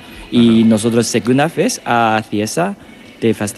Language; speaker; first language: Spanish; non-native, learner; Chinese